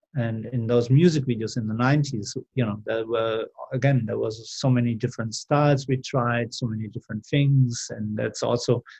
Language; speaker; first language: English; non-native, fluent; German